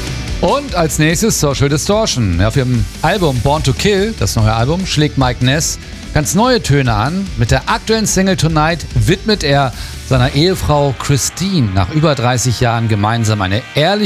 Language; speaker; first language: German; native; German